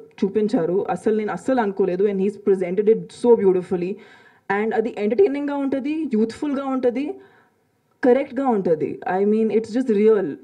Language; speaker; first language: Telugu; non-native, local second language; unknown